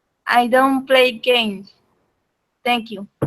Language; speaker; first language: English; non-native, learner; Spanish